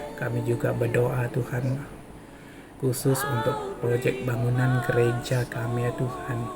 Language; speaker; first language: Malay; non-native, local second language; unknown